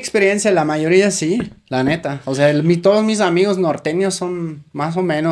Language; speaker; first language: Spanish; native; Spanish